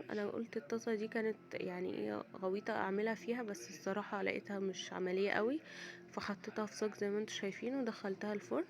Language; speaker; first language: Arabic; native; Arabic